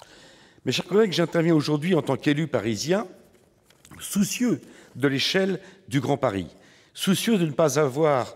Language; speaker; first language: French; native; French